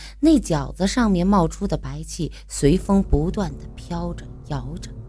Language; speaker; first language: Chinese; native; Chinese